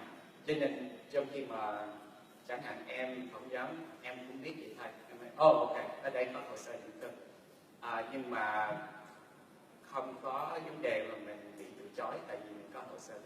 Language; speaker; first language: Vietnamese; early bilingual, heritage; Vietnamese